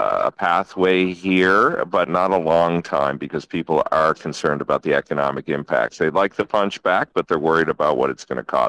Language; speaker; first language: English; native; English